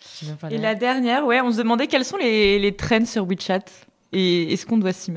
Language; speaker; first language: French; native; French